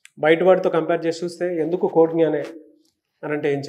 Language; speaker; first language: Telugu; native; Telugu